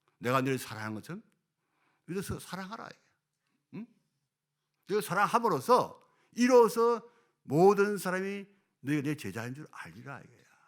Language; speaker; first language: Korean; native; Korean